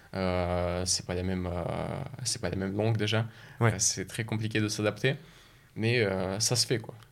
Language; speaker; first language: French; early bilingual, other home language; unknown